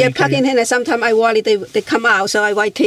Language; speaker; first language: English; non-native, learner; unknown